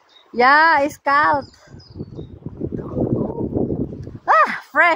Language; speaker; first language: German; non-native, learner; Cebuano